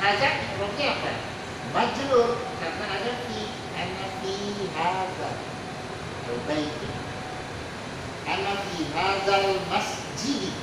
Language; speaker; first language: Arabic; non-native, fluent; Indonesian